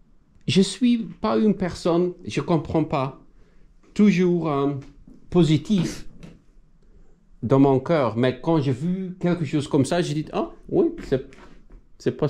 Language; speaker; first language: French; non-native, learner; Dutch